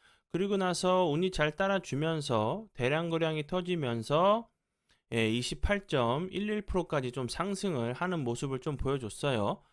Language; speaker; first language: Korean; native; Korean